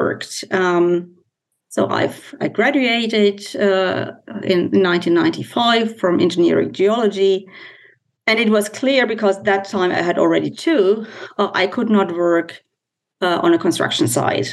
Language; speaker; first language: English; non-native, fluent; German